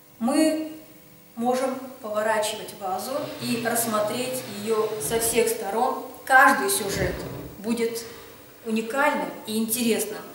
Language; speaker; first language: Russian; native; Russian